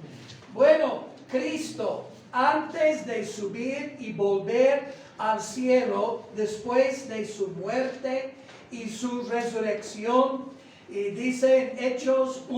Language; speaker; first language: Spanish; non-native, fluent; English